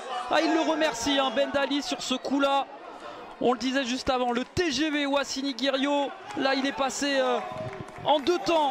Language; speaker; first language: French; native; French